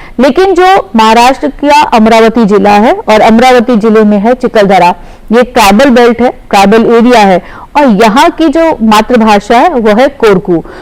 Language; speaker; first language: Hindi; native; Hindi